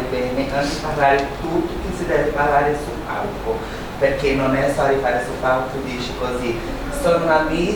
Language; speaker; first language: Italian; non-native, learner; Portuguese